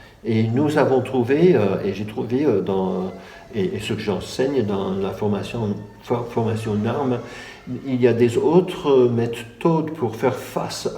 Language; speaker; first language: French; non-native, fluent; English